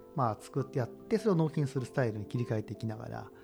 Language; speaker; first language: Japanese; native; Japanese